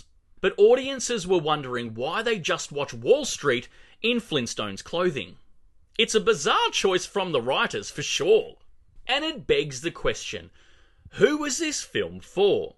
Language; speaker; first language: English; native; English